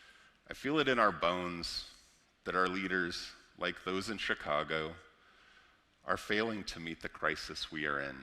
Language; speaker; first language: English; native; English